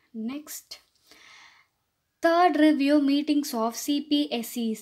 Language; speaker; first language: English; non-native, local second language; Tamil